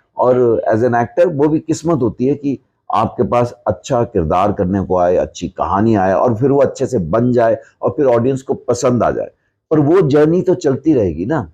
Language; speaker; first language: Hindi; non-native, local second language; Punjabi